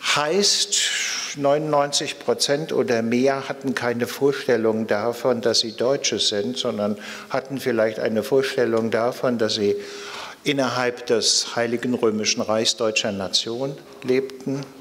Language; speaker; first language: German; native; German